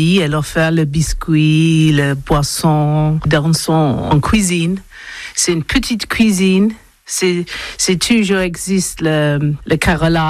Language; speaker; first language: French; non-native, learner; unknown